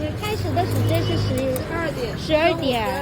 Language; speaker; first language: Chinese; non-native, learner; Korean